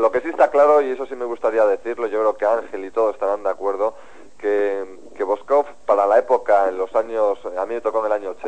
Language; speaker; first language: Spanish; native; Spanish